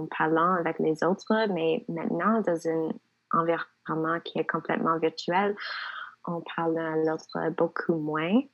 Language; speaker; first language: French; non-native, local second language; English